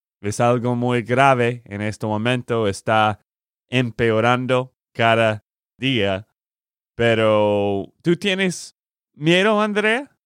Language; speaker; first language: Spanish; non-native, learner; English